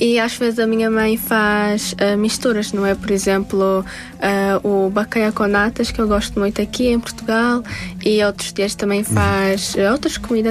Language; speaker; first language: Portuguese; early bilingual, other home language; Tajik